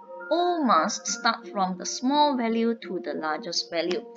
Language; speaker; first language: English; non-native, local second language; Chinese